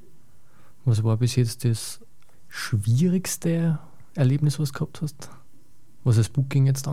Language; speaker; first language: German; native; German